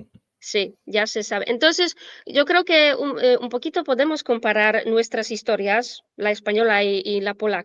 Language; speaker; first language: Spanish; non-native, fluent; Polish